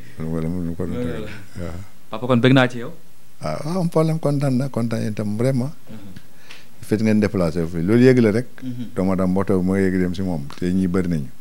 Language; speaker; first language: Wolof; non-native, local second language; Jola-Fonyi